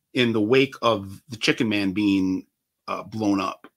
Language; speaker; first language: English; native; English